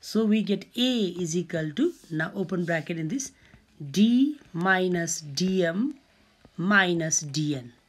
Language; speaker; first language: English; non-native, local second language; Nepali